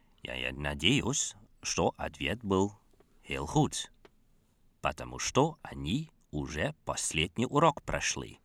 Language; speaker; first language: Russian; non-native, fluent; Dutch